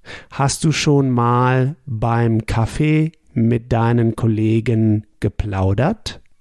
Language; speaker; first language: German; native; German